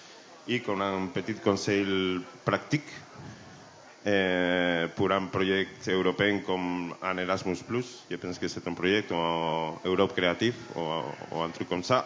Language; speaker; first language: French; non-native, learner; Spanish